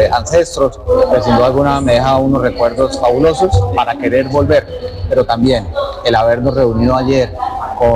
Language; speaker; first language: Spanish; native; Spanish